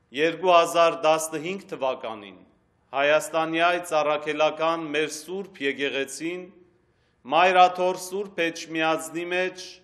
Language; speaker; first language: Armenian; early bilingual, heritage; Armenian